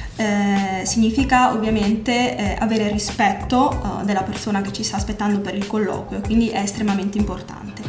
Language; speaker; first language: Italian; native; Italian